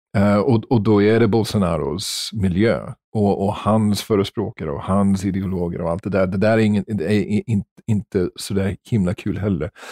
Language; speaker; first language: Swedish; non-native, fluent; English